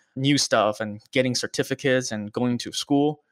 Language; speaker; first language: English; early bilingual, other home language; Chinese